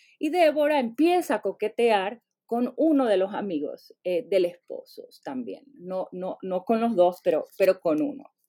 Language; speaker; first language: Spanish; native; Spanish